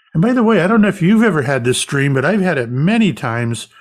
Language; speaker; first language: English; native; English